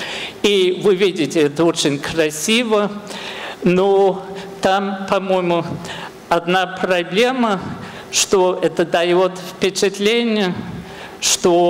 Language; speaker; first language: Russian; non-native, fluent; English